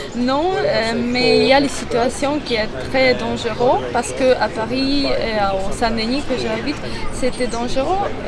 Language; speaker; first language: French; non-native, learner; Ukrainian